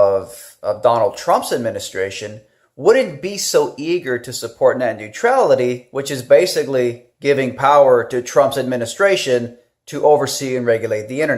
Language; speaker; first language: English; native; English